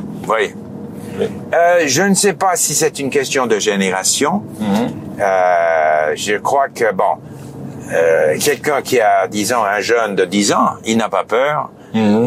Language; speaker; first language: French; non-native, fluent; English